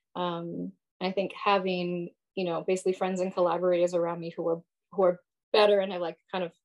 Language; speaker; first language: English; early bilingual, other home language; Yoruba